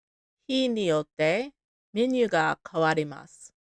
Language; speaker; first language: Japanese; non-native, learner; English